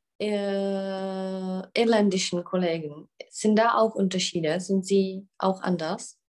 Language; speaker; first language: German; non-native, learner; Czech